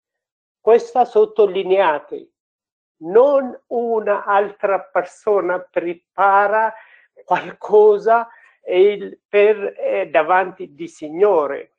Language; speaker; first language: Italian; non-native, learner; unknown